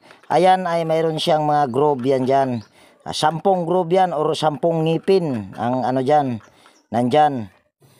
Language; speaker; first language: Filipino; native; Filipino